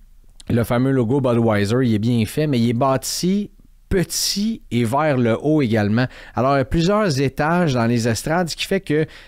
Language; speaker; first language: French; native; French